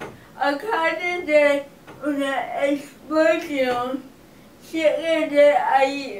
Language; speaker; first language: Spanish; non-native, learner; English